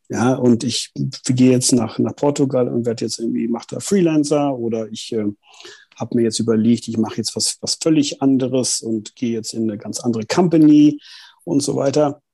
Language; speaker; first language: German; native; German